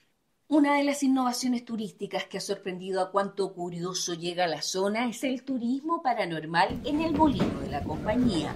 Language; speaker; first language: Spanish; native; Spanish